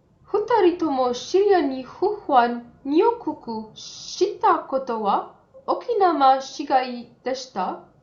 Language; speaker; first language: Japanese; non-native, fluent; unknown